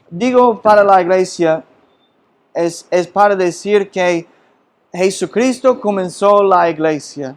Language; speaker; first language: Spanish; non-native, fluent; English